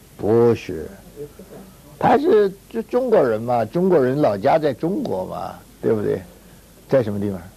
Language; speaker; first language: Chinese; native; Chinese